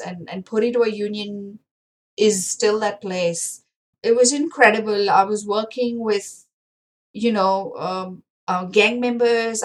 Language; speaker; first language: English; non-native, local second language; Marathi